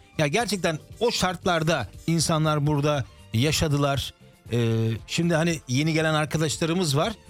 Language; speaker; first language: Turkish; early bilingual, heritage; Turkish